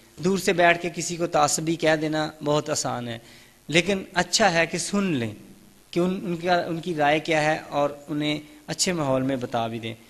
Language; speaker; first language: Urdu; native; Urdu